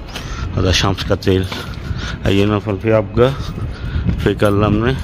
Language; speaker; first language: Arabic; non-native, learner; Bangla